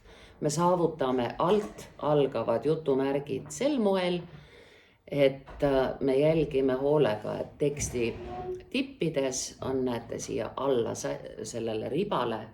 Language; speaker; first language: Estonian; native; Estonian